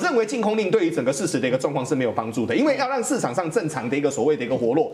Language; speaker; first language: Chinese; native; Chinese